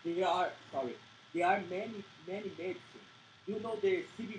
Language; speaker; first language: English; non-native, learner; Portuguese